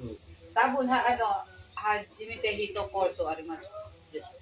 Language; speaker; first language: Japanese; non-native, learner; Filipino